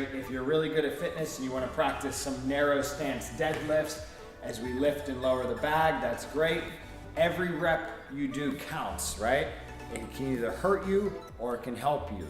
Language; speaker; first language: English; native; English